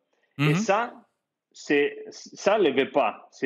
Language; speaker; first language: French; non-native, fluent; Spanish